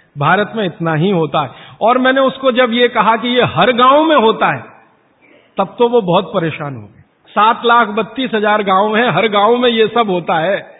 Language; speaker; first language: Hindi; native; Hindi